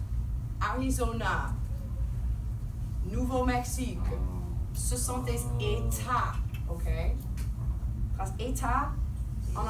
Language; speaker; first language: French; non-native, fluent; English